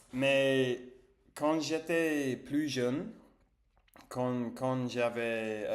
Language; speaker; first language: French; non-native, learner; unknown